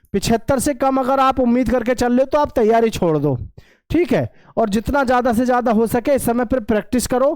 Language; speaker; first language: Hindi; native; Hindi